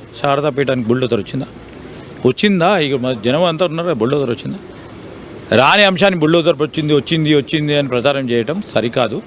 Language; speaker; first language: Telugu; native; Telugu